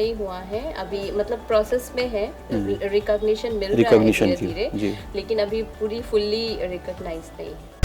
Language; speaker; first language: Hindi; native; Hindi